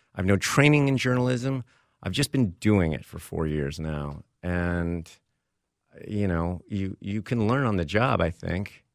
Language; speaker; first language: English; native; English